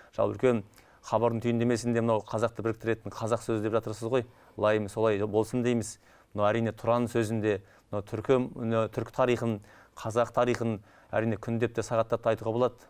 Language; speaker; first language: Kazakh; native; Kazakh